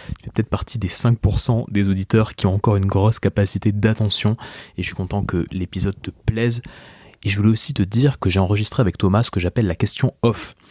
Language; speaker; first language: French; native; French